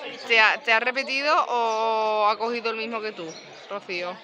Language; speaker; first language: Spanish; native; Spanish